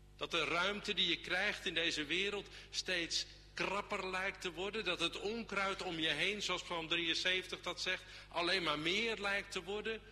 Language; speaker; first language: Dutch; native; Dutch